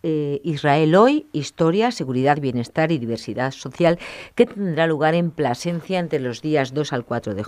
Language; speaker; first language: Spanish; native; Spanish